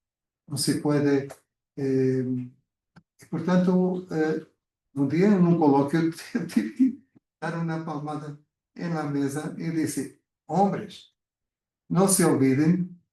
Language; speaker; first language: Spanish; non-native, fluent; Portuguese